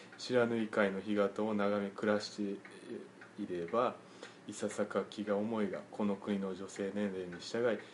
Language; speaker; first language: Japanese; native; Japanese